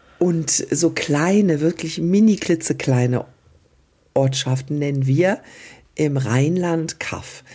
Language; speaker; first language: German; early bilingual, other home language; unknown